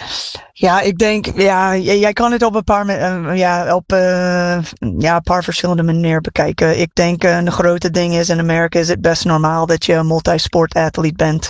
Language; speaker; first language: Dutch; non-native, fluent; English